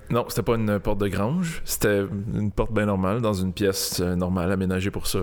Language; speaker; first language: French; native; French